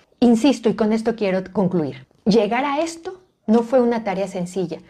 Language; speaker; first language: Spanish; native; Spanish